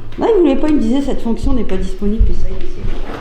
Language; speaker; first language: French; native; French